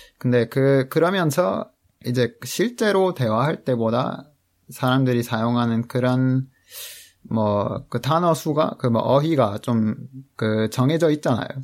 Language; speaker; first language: Korean; non-native, fluent; English